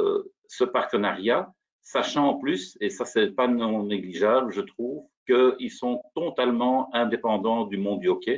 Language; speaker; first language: French; native; French